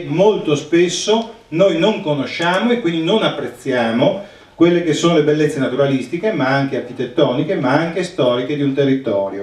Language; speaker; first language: Italian; native; Italian